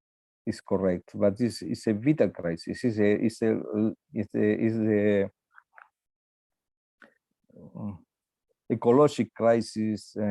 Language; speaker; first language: English; non-native, learner; Spanish